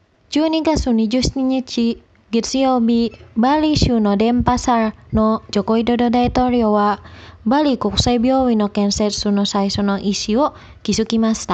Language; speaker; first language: Japanese; non-native, fluent; Indonesian